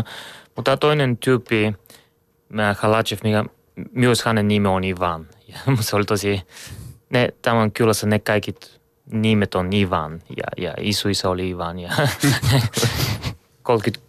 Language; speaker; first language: Finnish; non-native, learner; Bulgarian